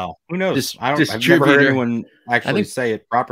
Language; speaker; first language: English; native; English